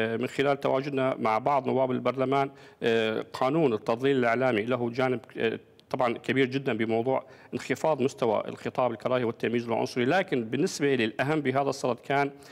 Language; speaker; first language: Arabic; native; Arabic